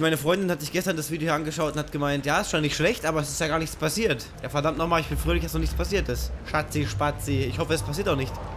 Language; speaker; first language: German; native; German